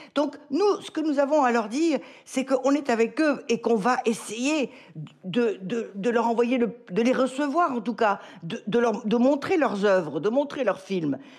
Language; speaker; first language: French; native; French